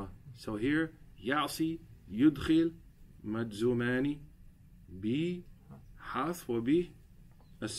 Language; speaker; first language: Arabic; non-native, fluent; English